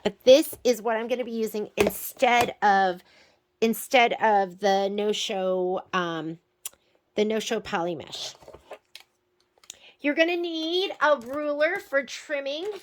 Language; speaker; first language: English; native; English